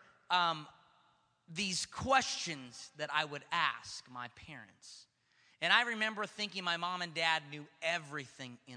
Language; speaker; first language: English; native; English